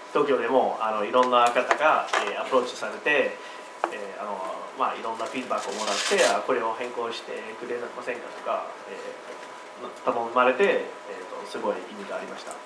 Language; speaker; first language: Japanese; non-native, learner; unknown